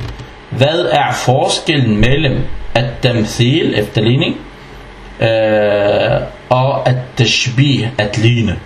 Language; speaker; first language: Danish; early bilingual, other home language; Arabic